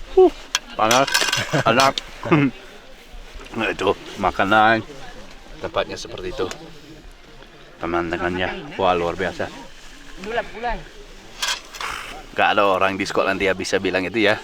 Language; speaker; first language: Indonesian; non-native, learner; English